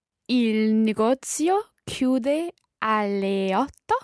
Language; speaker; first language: Italian; non-native, learner; English